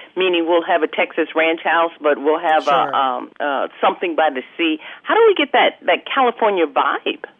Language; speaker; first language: English; native; English